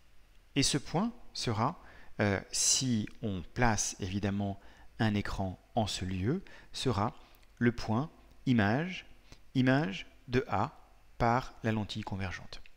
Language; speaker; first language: French; native; French